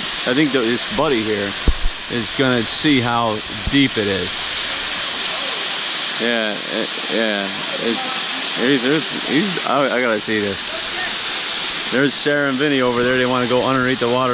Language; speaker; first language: English; native; English